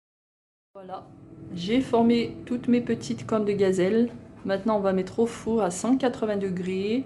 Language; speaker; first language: French; native; French